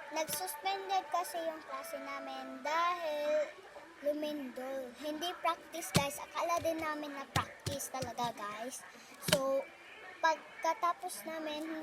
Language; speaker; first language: Filipino; non-native, local second language; Cebuano